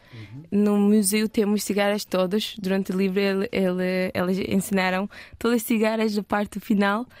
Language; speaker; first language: Portuguese; non-native, learner; Turkish